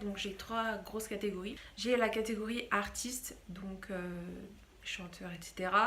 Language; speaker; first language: French; native; French